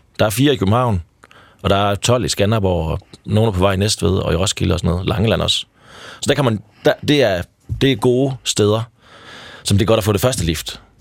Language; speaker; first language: Danish; native; Danish